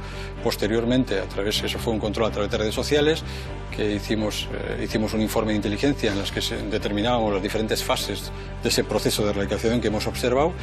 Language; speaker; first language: Spanish; native; Spanish